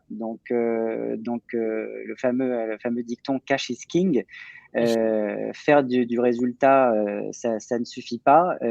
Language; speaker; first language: French; native; French